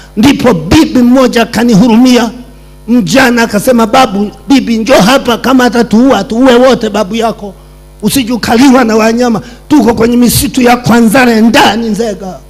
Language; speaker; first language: Swahili; non-native, local second language; Sukuma